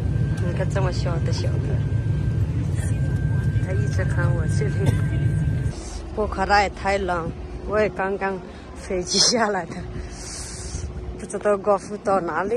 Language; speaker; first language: Chinese; non-native, learner; Nepali